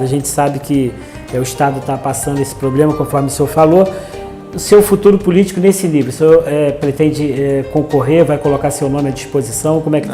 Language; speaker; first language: Portuguese; native; Portuguese